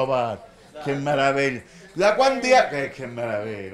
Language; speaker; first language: Italian; native; Italian